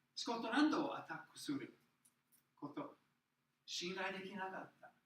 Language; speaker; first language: Japanese; non-native, learner; English